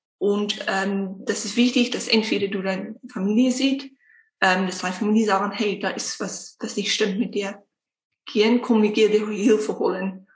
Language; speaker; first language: German; non-native, fluent; Afrikaans